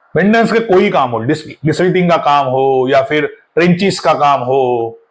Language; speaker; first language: Hindi; non-native, local second language; Marathi